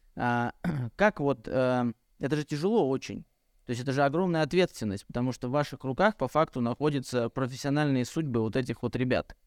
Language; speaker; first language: Russian; native; Russian